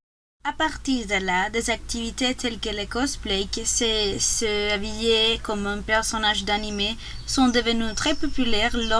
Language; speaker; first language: French; non-native, learner; Spanish